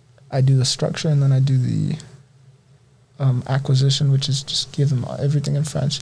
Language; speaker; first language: English; native; English